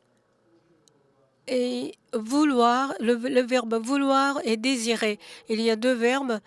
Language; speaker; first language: French; non-native, fluent; Japanese